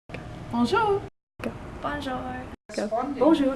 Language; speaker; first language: French; non-native, fluent; English